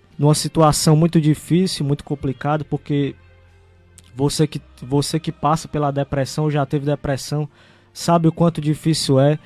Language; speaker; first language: Portuguese; native; Portuguese